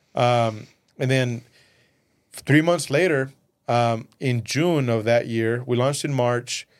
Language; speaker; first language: English; early bilingual, other home language; Spanish